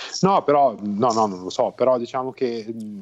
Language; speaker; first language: Italian; native; Italian